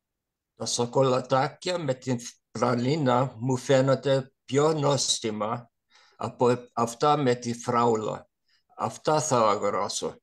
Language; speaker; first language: Greek; non-native, learner; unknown